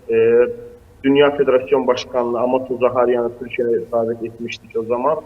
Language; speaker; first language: Turkish; non-native, fluent; Azerbaijani